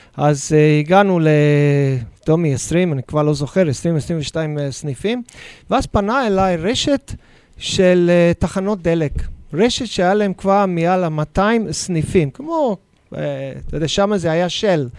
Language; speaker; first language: Hebrew; non-native, fluent; English